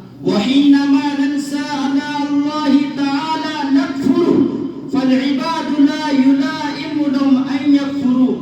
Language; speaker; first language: Arabic; non-native, learner; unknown